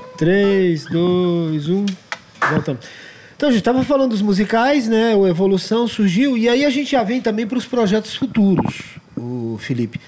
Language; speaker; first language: Portuguese; native; Portuguese